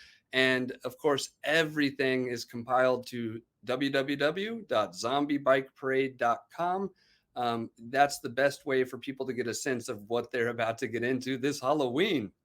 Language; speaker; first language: English; native; English